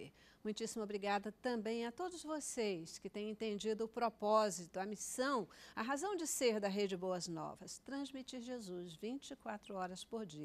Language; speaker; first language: Portuguese; native; Portuguese